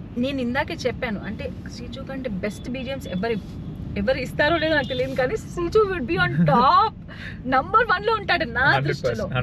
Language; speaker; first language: Telugu; native; Telugu